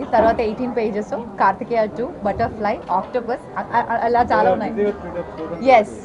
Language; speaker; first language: Telugu; non-native, fluent; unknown